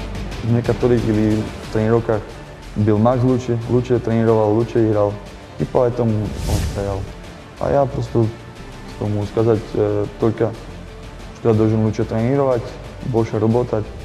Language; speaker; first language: Russian; non-native, learner; Slovak